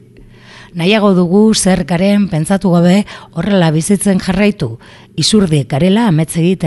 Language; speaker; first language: Basque; native; Basque